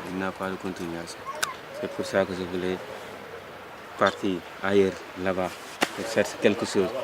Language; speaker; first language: French; non-native, local second language; Wolof